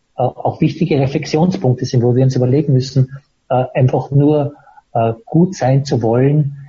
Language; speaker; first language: German; native; German